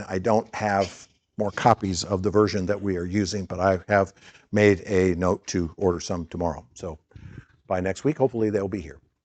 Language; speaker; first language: English; native; English